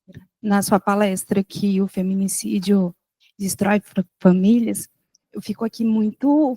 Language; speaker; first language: Portuguese; native; Portuguese